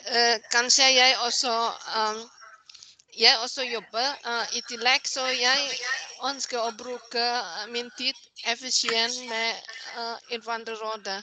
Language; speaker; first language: Norwegian; non-native, learner; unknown